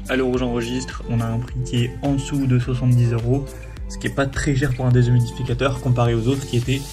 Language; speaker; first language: French; native; French